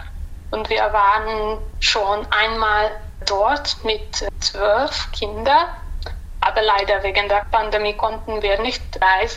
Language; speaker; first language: German; non-native, local second language; Hungarian